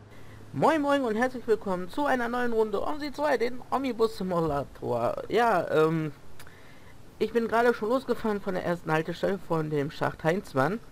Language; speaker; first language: German; native; German